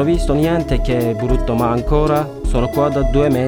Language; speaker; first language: Italian; non-native, learner; Turkish